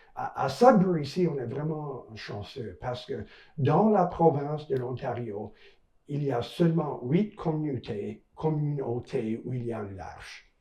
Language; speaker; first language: French; non-native, local second language; English